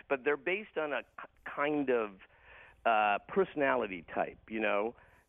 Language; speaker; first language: English; native; English